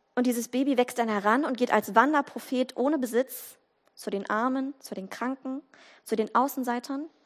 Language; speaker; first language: German; native; German